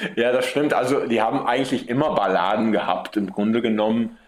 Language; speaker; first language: German; early bilingual, heritage; German